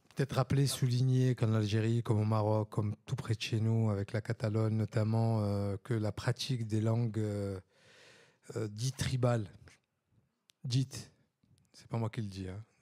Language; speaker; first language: French; non-native, local second language; Arabic